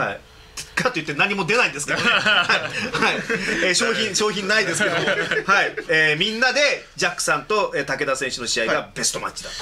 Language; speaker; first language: Japanese; native; Japanese